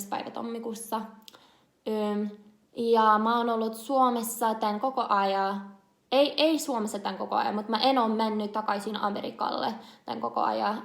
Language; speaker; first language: Finnish; non-native, learner; English